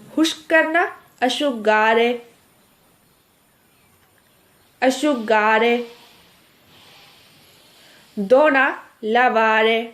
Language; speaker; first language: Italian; non-native, fluent; Urdu